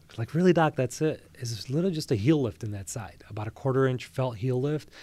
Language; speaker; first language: English; native; English